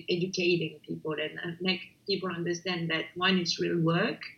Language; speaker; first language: English; non-native, fluent; French